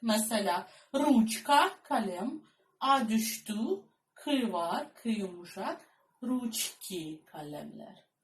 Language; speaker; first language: Turkish; non-native, fluent; Russian